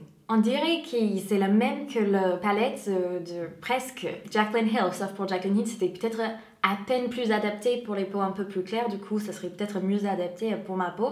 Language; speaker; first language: French; non-native, fluent; English